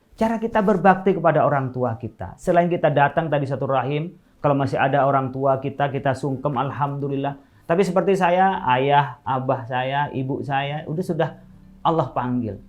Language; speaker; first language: Indonesian; non-native, local second language; Madurese